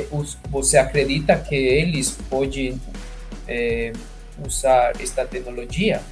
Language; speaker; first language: Portuguese; non-native, fluent; Spanish